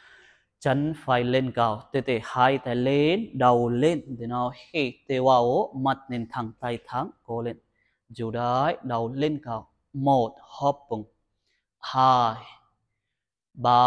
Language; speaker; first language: Vietnamese; non-native, learner; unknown